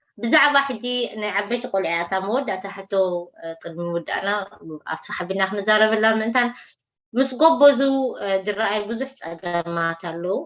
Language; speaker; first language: Tigrinya; native; Tigrinya